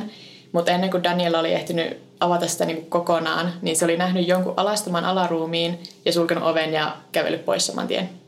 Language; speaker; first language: Finnish; native; Finnish